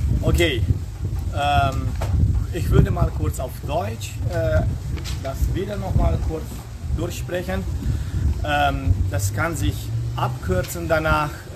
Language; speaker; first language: German; non-native, fluent; Romanian